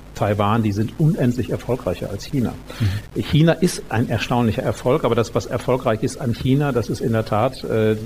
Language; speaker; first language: German; native; German